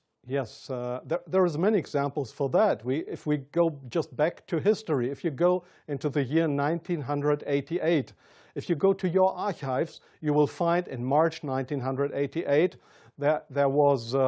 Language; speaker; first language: English; non-native, fluent; German